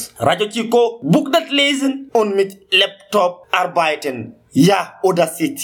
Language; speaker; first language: German; non-native, learner; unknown